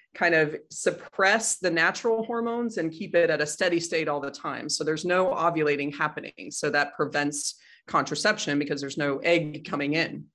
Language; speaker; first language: English; native; English